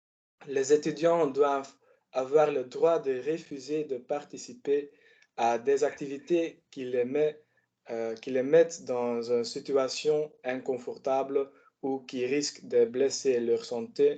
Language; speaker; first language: French; non-native, learner; Dutch